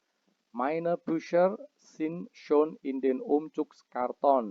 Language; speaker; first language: German; non-native, fluent; Indonesian